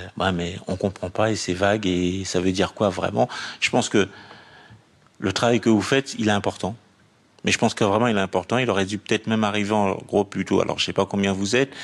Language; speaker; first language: French; native; French